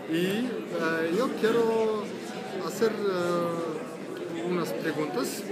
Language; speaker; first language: Spanish; non-native, learner; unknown